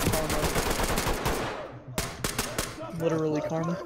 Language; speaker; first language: English; native; English